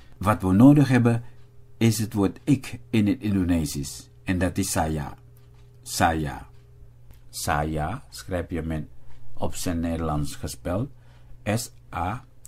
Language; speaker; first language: Dutch; non-native, fluent; Indonesian